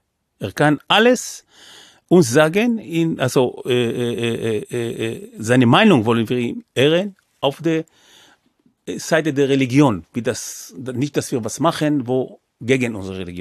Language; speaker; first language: German; non-native, fluent; Hebrew